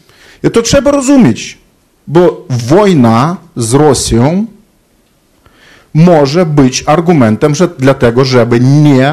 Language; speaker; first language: Polish; non-native, fluent; Ukrainian